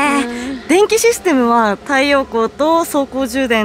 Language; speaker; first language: Japanese; native; Japanese